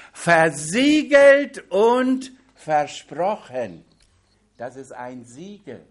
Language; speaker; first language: German; non-native, fluent; English